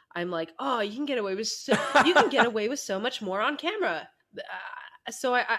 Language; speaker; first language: English; native; English